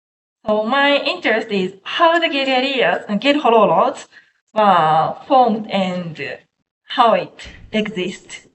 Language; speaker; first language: English; non-native, learner; Japanese